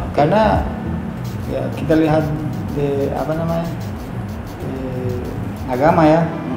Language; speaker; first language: Indonesian; non-native, fluent; Spanish